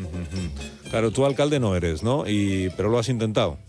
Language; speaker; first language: Spanish; native; Spanish